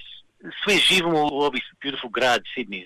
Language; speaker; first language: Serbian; early bilingual, heritage; Serbian